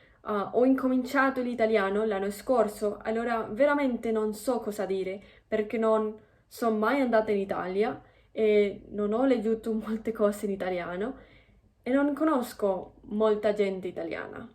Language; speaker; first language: Italian; non-native, fluent; Spanish